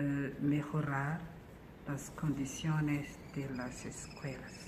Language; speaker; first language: Spanish; non-native, learner; Malagasy